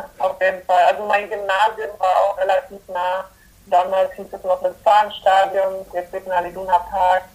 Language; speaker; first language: German; early bilingual, other home language; Polish